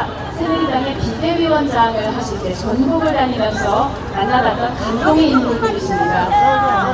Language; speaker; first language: Korean; native; Korean